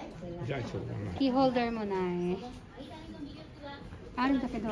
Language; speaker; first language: Japanese; non-native, learner; Filipino